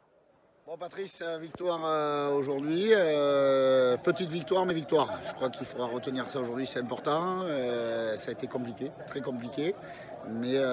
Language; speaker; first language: French; native; French